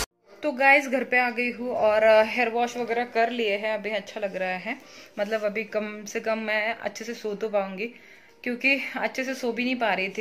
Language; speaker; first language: Hindi; native; Hindi